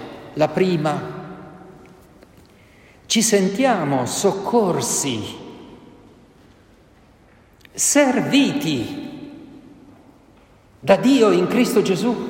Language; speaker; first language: Italian; native; Italian